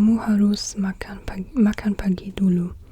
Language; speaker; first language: Indonesian; non-native, learner; English